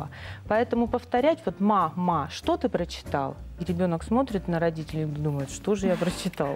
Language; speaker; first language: Russian; native; Russian